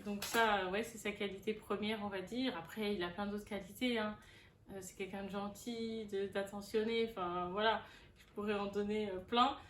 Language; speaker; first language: French; native; French